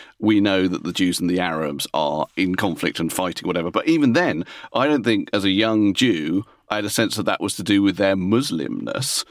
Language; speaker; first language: English; native; English